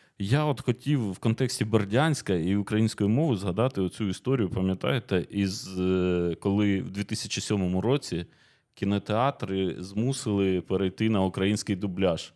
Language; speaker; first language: Ukrainian; native; Ukrainian